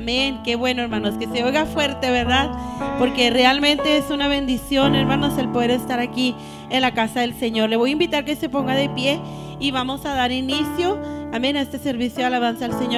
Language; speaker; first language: Spanish; native; Spanish